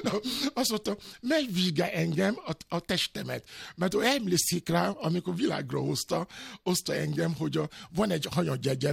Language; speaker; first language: Hungarian; non-native, learner; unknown